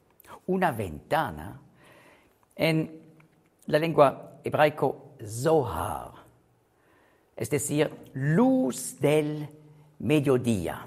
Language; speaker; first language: Spanish; non-native, learner; German